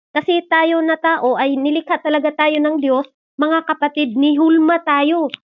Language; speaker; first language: Filipino; non-native, local second language; Cebuano